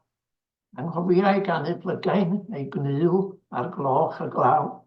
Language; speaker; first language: Welsh; native; Welsh